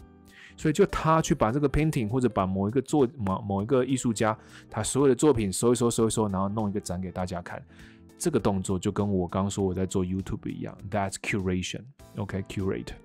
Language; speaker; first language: Chinese; native; Chinese